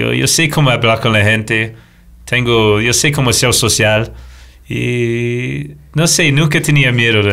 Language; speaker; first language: Spanish; non-native, fluent; English